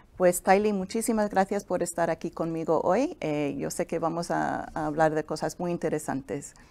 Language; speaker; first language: Spanish; non-native, fluent; English